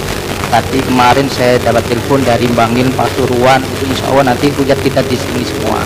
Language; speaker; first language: Indonesian; native; Indonesian